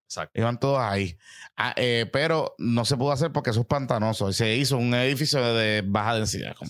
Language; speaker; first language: Spanish; native; Spanish